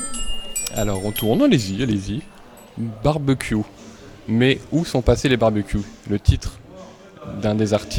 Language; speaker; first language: French; native; French